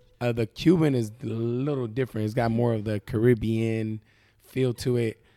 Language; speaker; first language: English; native; English